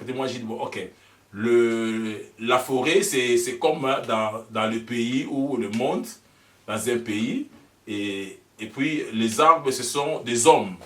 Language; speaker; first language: French; non-native, local second language; Lingala